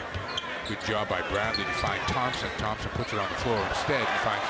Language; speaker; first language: English; native; English